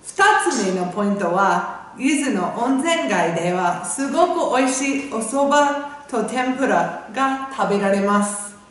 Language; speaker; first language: Japanese; non-native, fluent; English